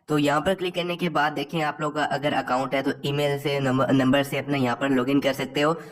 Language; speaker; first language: Urdu; non-native, local second language; Punjabi